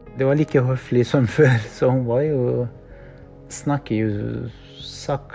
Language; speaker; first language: Norwegian; non-native, fluent; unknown